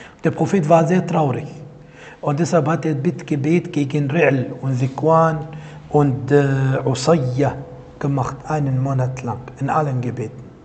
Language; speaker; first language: German; non-native, fluent; Arabic